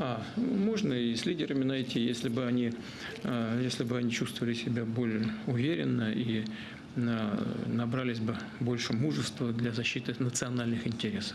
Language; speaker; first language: Russian; native; Russian